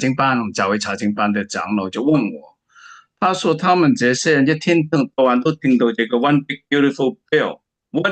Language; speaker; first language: Chinese; native; Chinese